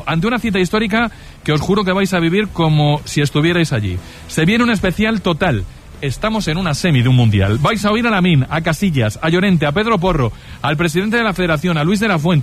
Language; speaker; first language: Spanish; native; Spanish